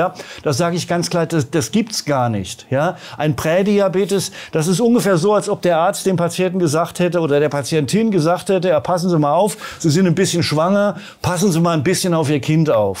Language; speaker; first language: German; native; German